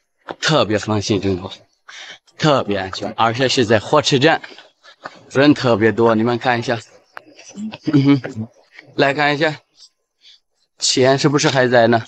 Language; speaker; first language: Chinese; non-native, fluent; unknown